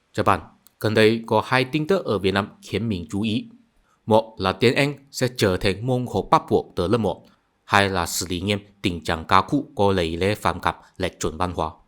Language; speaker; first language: Vietnamese; non-native, fluent; Chinese